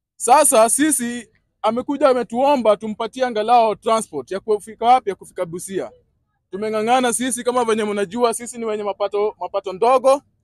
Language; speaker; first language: Swahili; native; Swahili